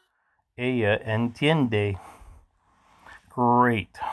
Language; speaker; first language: Spanish; non-native, learner; English